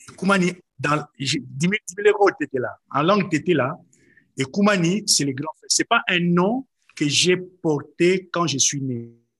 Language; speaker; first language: French; non-native, local second language; Lingala